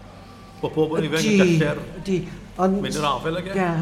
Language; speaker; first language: Welsh; native; Welsh